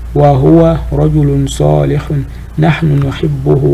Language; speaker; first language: Arabic; non-native, learner; French